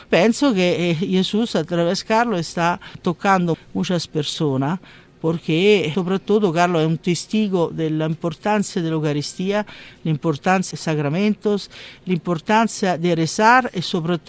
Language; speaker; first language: Spanish; non-native, learner; Italian